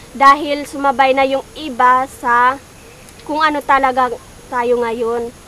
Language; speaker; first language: Filipino; non-native, local second language; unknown